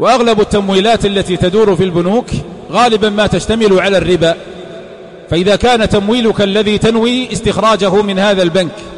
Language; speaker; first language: Arabic; native; Arabic